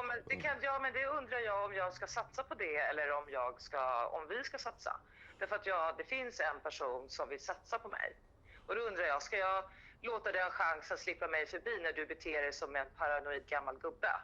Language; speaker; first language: Swedish; native; Swedish